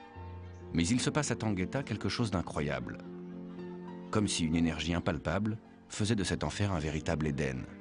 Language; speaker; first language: French; native; French